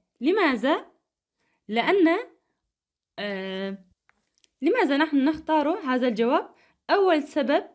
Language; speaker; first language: Arabic; non-native, fluent; Turkish